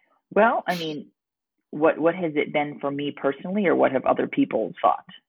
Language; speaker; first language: English; native; English